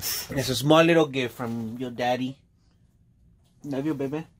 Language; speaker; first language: English; early bilingual, other home language; Spanish